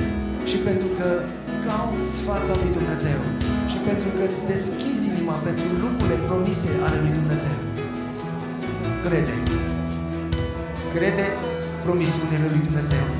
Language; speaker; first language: Romanian; native; Romanian